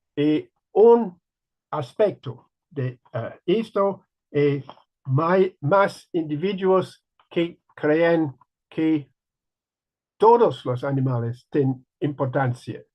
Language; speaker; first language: Spanish; non-native, learner; English